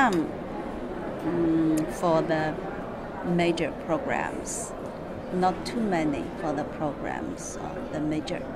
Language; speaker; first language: English; non-native, learner; Chinese